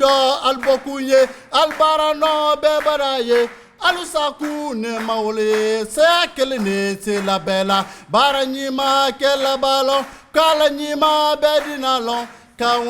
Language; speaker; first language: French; non-native, local second language; Mandingo